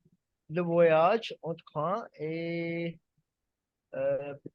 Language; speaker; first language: French; non-native, learner; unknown